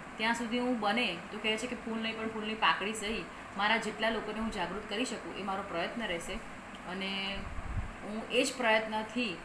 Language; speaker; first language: Gujarati; non-native, local second language; Rathawi